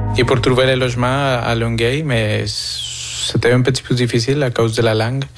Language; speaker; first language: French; non-native, fluent; Spanish